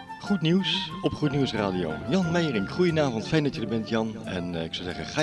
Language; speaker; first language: Dutch; native; Dutch